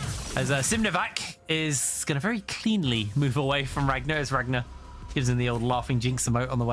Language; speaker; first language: English; native; English